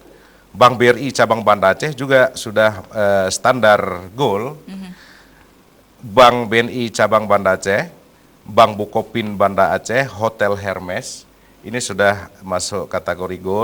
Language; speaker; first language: Malay; native; Malay